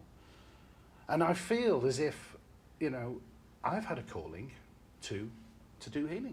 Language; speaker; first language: English; native; English